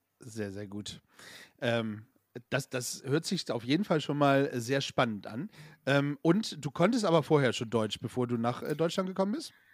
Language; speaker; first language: German; native; German